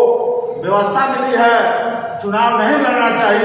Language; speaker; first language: Hindi; native; Hindi